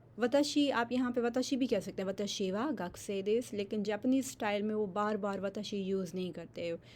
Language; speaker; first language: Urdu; native; Urdu